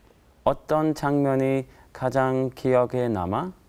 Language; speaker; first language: Korean; non-native, learner; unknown